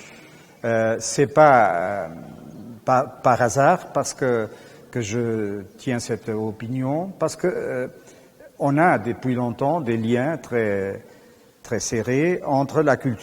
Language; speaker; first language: French; non-native, fluent; Portuguese